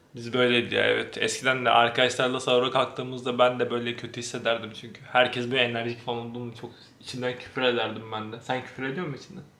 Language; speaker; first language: Turkish; native; Turkish